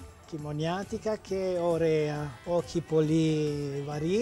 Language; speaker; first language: Greek; non-native, learner; Italian